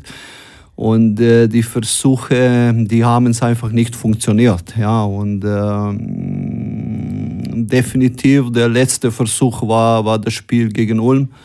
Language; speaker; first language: German; non-native, fluent; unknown